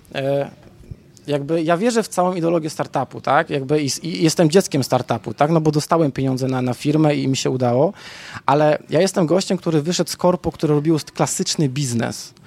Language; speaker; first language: Polish; native; Polish